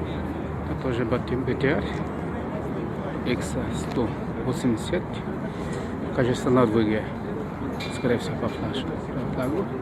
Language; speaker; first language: Russian; non-native, fluent; Bangla